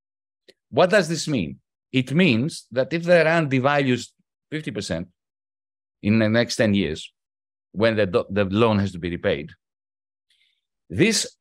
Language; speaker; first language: English; non-native, fluent; Greek